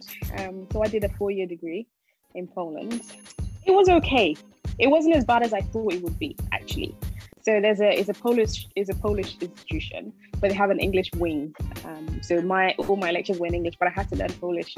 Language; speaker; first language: English; non-native, local second language; Akan